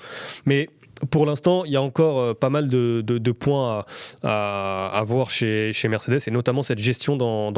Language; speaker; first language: French; native; French